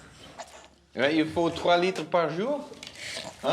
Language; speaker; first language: French; non-native, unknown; Dutch